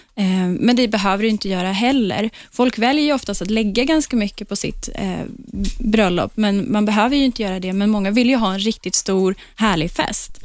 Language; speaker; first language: Swedish; non-native, fluent; Polish